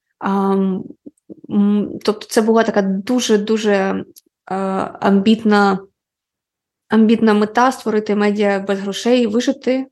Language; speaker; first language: Ukrainian; non-native, local second language; Russian